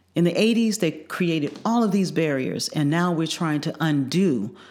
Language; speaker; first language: English; native; English